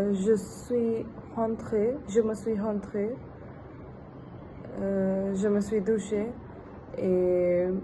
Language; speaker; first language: French; non-native, learner; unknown